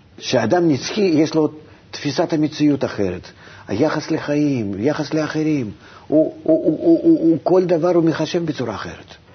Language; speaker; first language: Hebrew; non-native, fluent; Russian